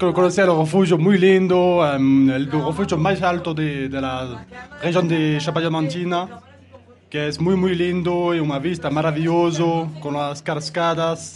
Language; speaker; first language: Spanish; non-native, learner; French